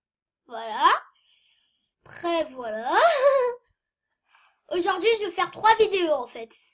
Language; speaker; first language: French; native; French